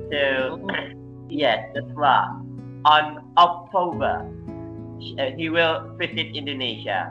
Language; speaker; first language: English; non-native, fluent; Indonesian